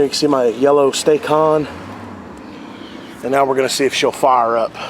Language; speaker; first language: English; native; English